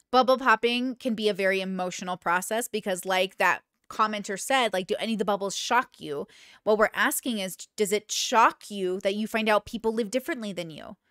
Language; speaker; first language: English; native; English